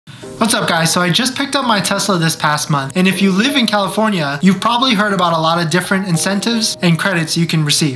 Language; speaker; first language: English; native; English